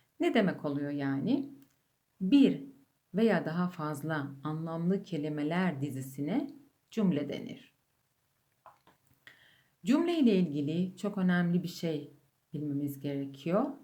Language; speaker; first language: Turkish; non-native, fluent; Persian